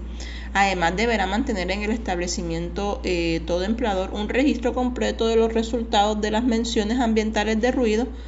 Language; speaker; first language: Spanish; native; Spanish